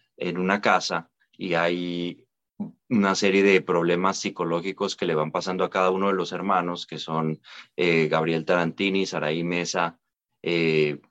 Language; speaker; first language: Spanish; native; Spanish